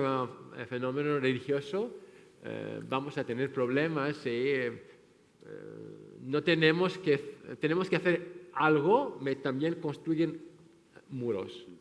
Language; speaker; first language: Spanish; non-native, fluent; French